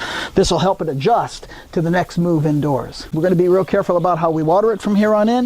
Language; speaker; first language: English; native; English